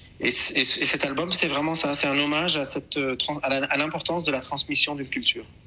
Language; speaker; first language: French; native; French